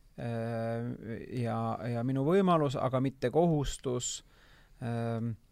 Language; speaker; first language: Estonian; native; Estonian